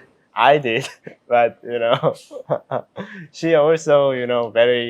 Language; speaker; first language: English; non-native, learner; Korean